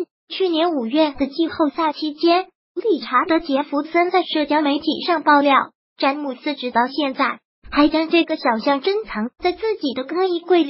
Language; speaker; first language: Chinese; native; Chinese